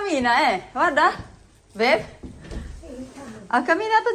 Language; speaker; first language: Italian; non-native, learner; Filipino